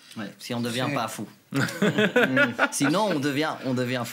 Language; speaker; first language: French; non-native, local second language; Spanish